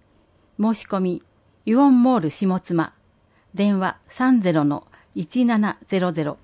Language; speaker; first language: Japanese; native; Japanese